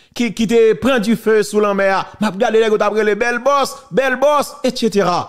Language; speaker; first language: French; non-native, local second language; Haitian Creole